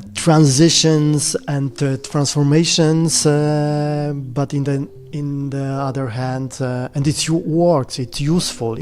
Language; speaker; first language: English; non-native, fluent; Polish